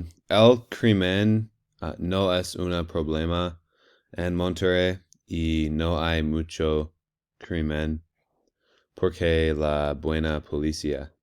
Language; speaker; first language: Spanish; non-native, learner; English